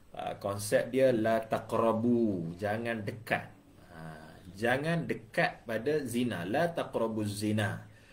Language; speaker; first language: Malay; native; Malay